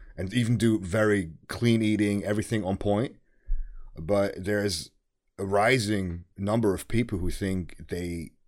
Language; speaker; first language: English; non-native, fluent; German